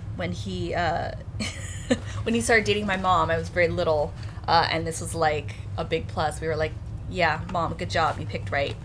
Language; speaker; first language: English; native; English